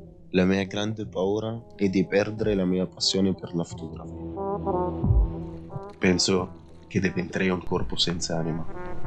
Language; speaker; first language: Italian; non-native, fluent; Arabic